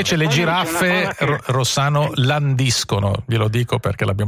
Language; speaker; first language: Italian; native; Italian